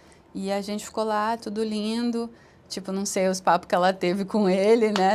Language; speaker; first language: Portuguese; early bilingual, other home language; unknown